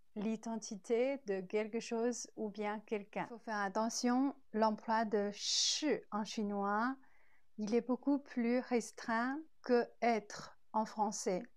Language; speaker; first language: French; non-native, fluent; Chinese